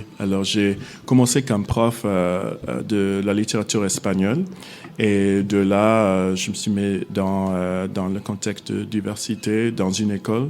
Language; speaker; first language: French; non-native, fluent; English